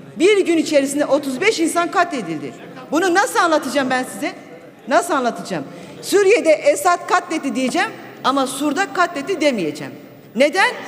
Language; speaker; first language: Turkish; non-native, local second language; Kurdish